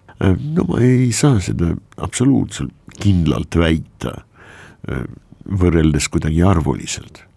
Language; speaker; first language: Estonian; non-native, local second language; Russian